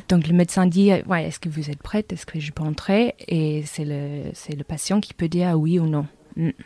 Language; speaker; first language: French; non-native, fluent; English